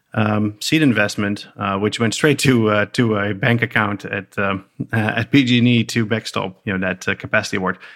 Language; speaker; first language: English; non-native, fluent; Dutch